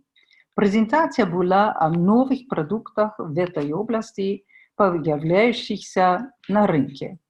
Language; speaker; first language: Russian; non-native, fluent; German